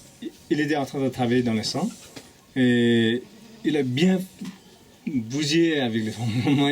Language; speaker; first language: French; non-native, fluent; Nepali